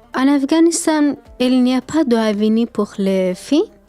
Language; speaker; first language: French; non-native, learner; Persian